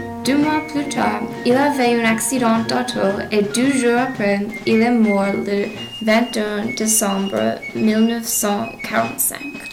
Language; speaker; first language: French; non-native, learner; English